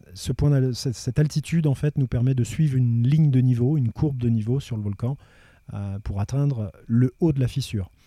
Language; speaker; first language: French; native; French